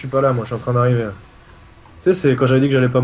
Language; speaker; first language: French; native; French